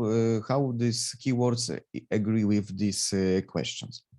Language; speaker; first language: English; non-native, fluent; Polish